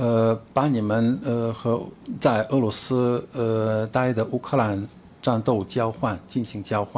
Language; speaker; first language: Chinese; non-native, fluent; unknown